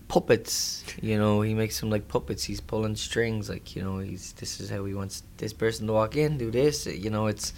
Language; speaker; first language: English; native; English